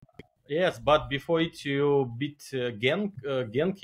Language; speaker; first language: English; non-native, learner; Belarusian